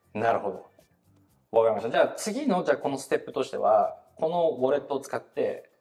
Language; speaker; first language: Japanese; native; Japanese